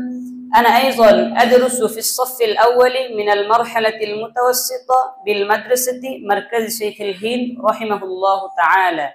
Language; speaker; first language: Arabic; non-native, learner; Bangla